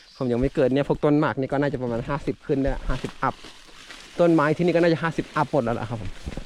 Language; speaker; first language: Thai; non-native, local second language; Karen languages